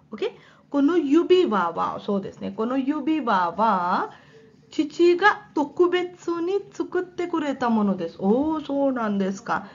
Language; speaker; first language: Japanese; non-native, fluent; Hindi